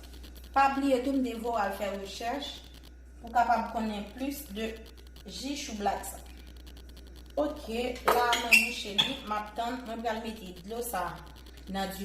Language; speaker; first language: French; non-native, learner; Haitian Creole